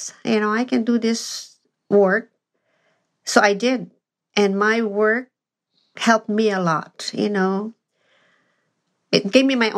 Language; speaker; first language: English; non-native, local second language; Filipino